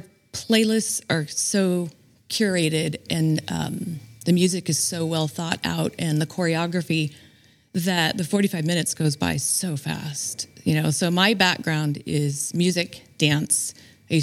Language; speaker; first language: English; native; English